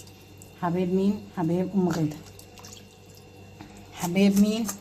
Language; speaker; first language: Arabic; native; Arabic